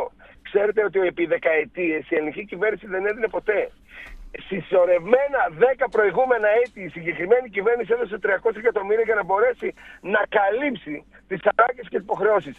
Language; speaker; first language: Greek; native; Greek